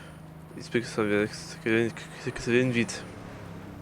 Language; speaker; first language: French; native; French